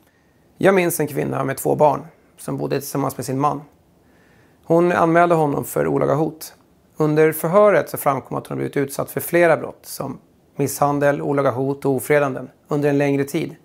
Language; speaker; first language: Swedish; native; Swedish